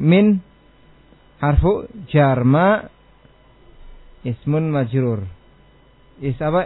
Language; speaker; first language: Arabic; non-native, fluent; Indonesian